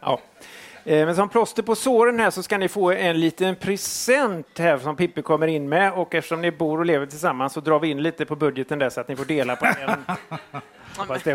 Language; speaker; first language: Swedish; native; Swedish